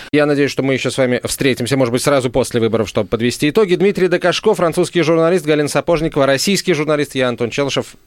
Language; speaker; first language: Russian; native; Russian